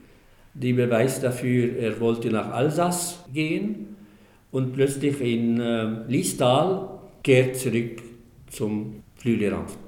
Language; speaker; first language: German; non-native, fluent; Arabic